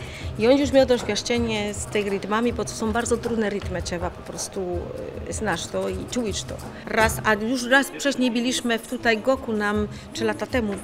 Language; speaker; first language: Polish; non-native, fluent; Spanish